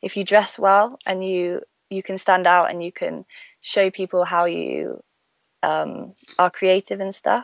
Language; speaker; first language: English; native; English